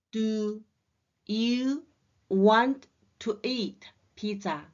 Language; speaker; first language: English; non-native, learner; Chinese